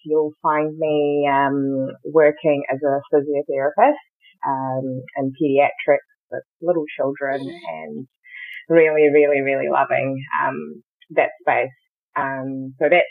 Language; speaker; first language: English; early bilingual, other home language; Shona